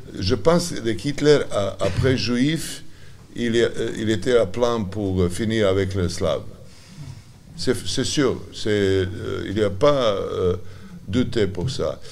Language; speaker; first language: French; non-native, learner; Serbian